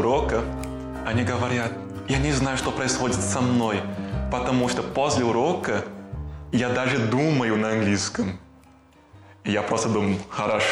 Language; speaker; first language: Russian; non-native, learner; Portuguese